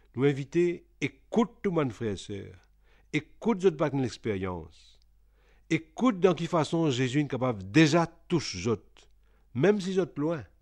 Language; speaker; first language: French; non-native, local second language; Réunion Creole French